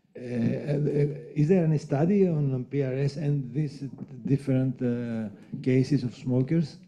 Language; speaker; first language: English; non-native, fluent; Greek